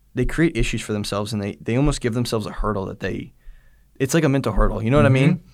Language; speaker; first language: English; native; English